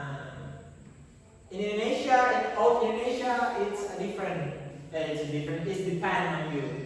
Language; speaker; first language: English; non-native, learner; Indonesian